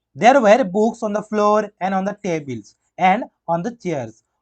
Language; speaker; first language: English; non-native, local second language; Bangla